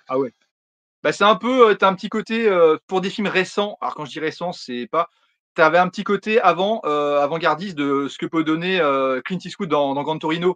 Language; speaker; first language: French; native; French